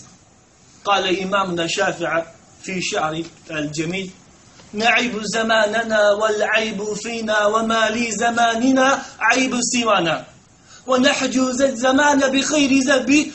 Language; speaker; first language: Arabic; non-native, fluent; Chinese